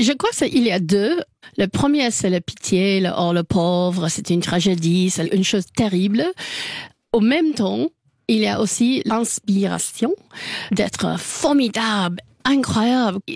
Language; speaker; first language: French; non-native, learner; English